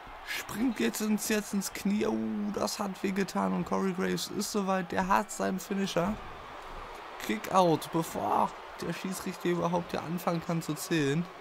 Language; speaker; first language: German; native; German